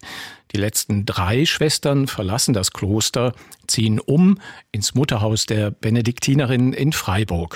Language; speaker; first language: German; native; German